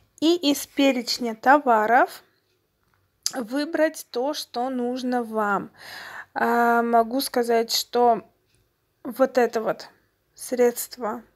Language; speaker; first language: Russian; non-native, local second language; Armenian